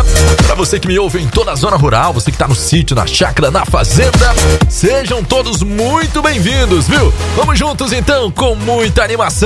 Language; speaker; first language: Portuguese; native; Portuguese